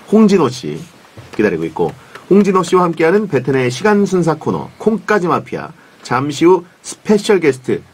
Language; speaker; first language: Korean; native; Korean